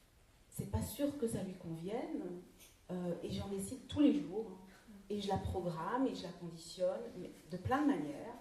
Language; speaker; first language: French; native; French